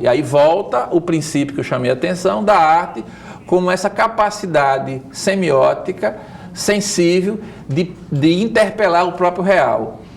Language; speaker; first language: Portuguese; native; Portuguese